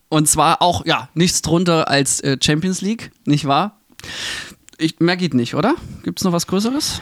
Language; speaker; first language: German; native; German